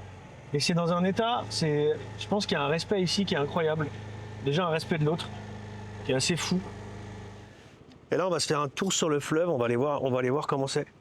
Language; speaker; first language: French; native; French